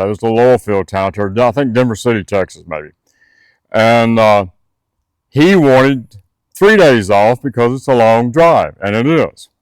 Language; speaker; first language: English; native; English